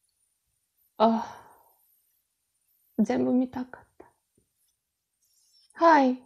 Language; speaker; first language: Japanese; non-native, fluent; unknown